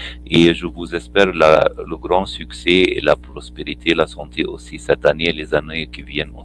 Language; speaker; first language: French; non-native, fluent; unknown